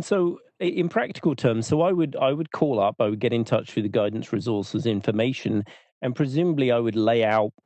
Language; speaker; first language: English; native; English